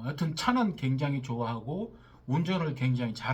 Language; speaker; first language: Korean; native; Korean